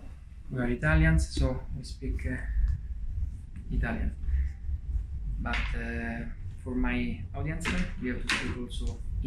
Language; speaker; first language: English; non-native, fluent; Italian